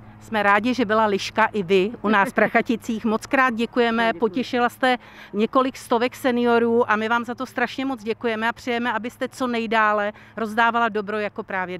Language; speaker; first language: Czech; native; Czech